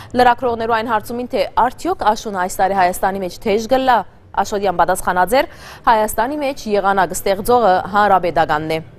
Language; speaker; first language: Armenian; early bilingual, heritage; Armenian